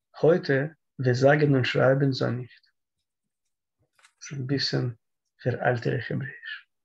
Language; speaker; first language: German; non-native, learner; Russian